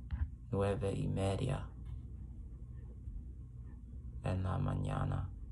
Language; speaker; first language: Spanish; non-native, learner; English